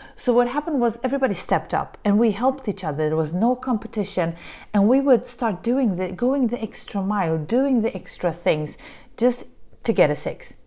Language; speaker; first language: English; early bilingual, other home language; Polish